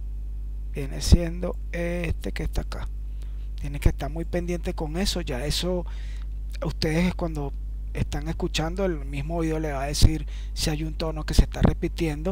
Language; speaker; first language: Spanish; native; Spanish